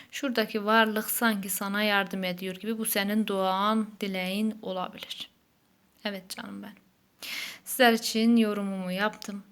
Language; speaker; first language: Turkish; native; Turkish